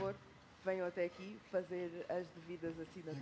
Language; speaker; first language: Portuguese; native; Portuguese